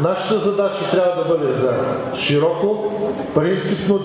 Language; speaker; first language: Bulgarian; native; Bulgarian